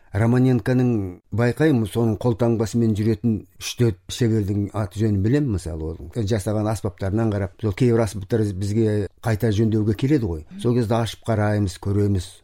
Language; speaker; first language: Kazakh; native; Kazakh